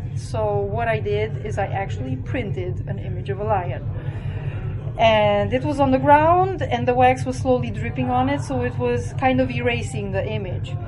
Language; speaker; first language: English; non-native, fluent; Romanian